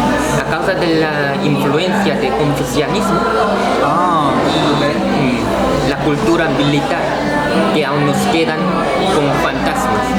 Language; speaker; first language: Spanish; non-native, fluent; Korean